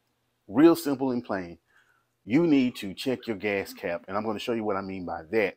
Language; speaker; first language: English; native; English